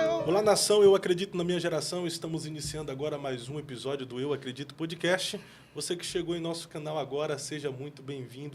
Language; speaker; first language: Portuguese; native; Portuguese